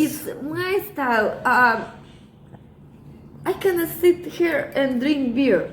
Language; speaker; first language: English; non-native, learner; Russian